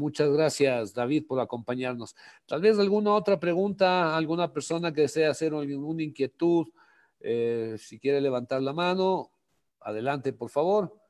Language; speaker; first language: Spanish; native; Spanish